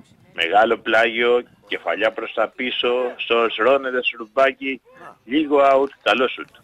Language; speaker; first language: Greek; native; Greek